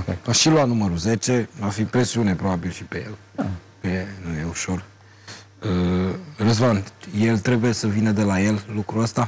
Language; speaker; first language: Romanian; native; Romanian